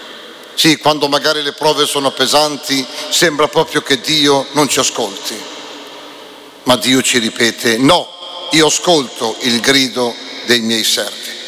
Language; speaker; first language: Italian; native; Italian